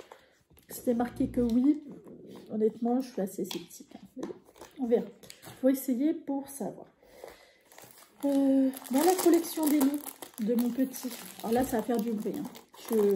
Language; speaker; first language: French; native; French